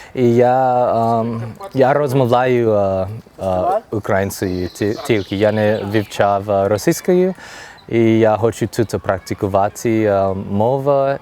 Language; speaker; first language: Ukrainian; non-native, learner; English